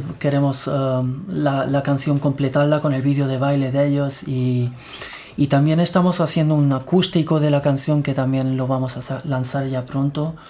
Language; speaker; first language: Spanish; early bilingual, other home language; German